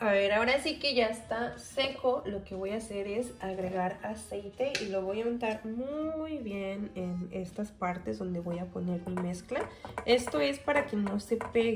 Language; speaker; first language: Spanish; native; Spanish